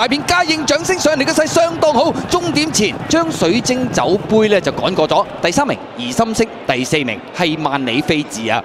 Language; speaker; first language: Cantonese; native; Cantonese